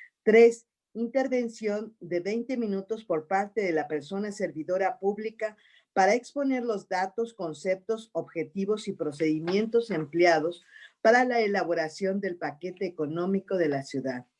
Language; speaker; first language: Spanish; native; Spanish